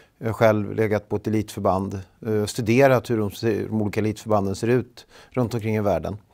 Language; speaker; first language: Swedish; native; Swedish